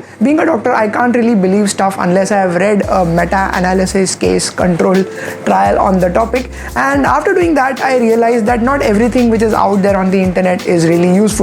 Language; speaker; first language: English; non-native, local second language; Hindi